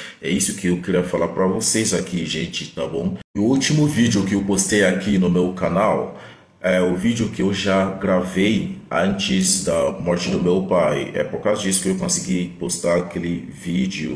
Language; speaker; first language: Portuguese; non-native, fluent; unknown